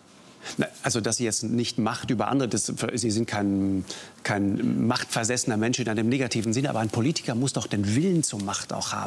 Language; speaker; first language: German; native; German